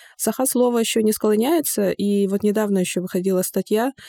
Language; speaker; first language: Russian; non-native, local second language; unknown